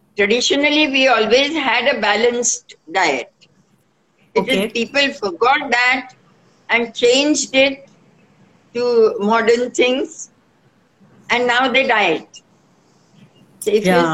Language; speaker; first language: English; non-native, local second language; Marathi